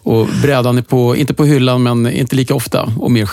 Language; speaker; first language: Swedish; native; Swedish